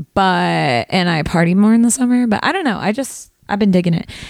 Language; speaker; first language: English; native; English